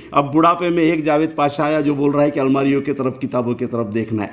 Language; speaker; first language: Hindi; non-native, local second language; Marathi